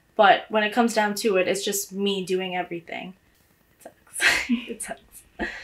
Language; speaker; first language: English; native; English